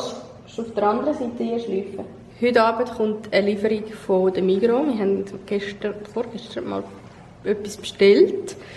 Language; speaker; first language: German; native; German